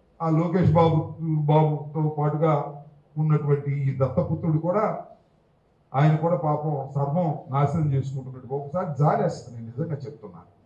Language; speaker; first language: Telugu; native; Telugu